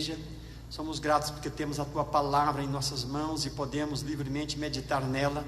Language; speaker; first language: Portuguese; native; Portuguese